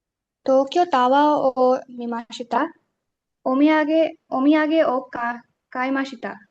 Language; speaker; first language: Japanese; non-native, learner; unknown